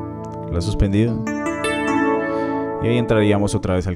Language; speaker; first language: Spanish; native; Spanish